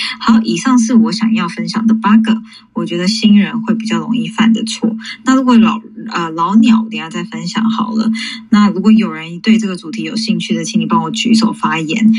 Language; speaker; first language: Chinese; early bilingual, heritage; English